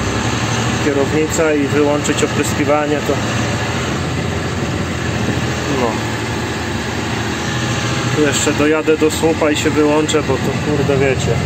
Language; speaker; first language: Polish; native; Polish